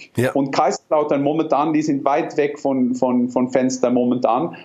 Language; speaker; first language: German; non-native, fluent; Norwegian